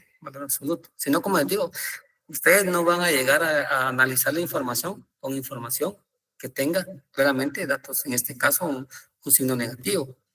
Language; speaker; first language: Spanish; native; Spanish